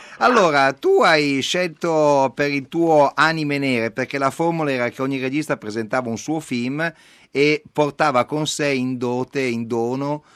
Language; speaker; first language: Italian; native; Italian